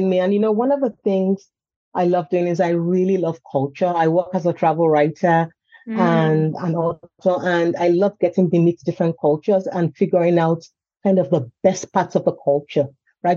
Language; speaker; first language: English; non-native, local second language; Yoruba